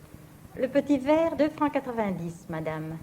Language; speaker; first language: French; native; French